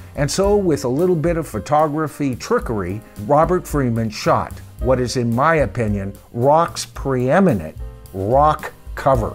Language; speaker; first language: English; native; English